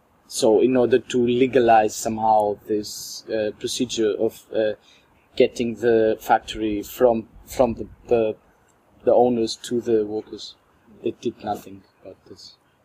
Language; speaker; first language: English; non-native, fluent; Greek